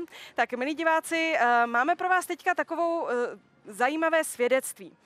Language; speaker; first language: Czech; native; Czech